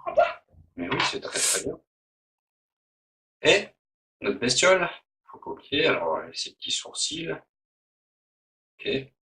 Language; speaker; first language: French; native; French